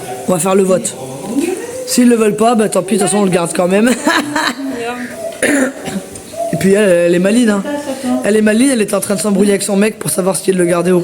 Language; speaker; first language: French; native; French